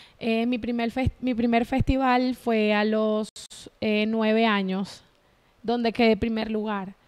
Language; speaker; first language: Spanish; native; Spanish